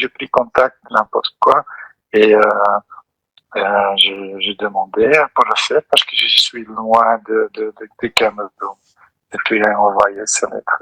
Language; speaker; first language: French; non-native, local second language; Dutch